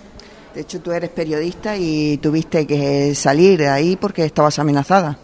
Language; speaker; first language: Spanish; native; Spanish